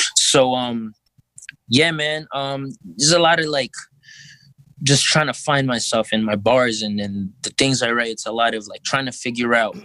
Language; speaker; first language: English; early bilingual, other home language; Filipino